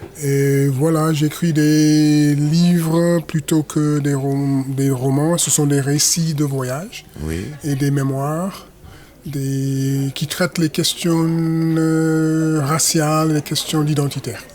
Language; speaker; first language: French; non-native, fluent; English